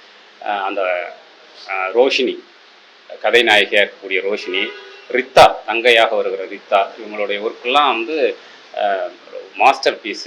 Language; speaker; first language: Tamil; native; Tamil